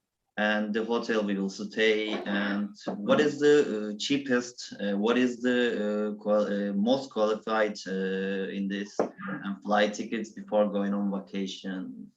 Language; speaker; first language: English; non-native, learner; Turkish